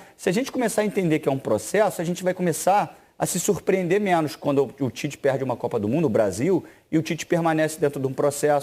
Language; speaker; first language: Portuguese; native; Portuguese